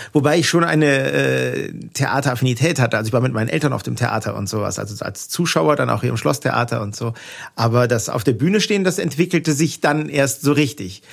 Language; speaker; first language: German; native; German